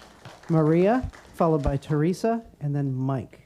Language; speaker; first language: English; native; English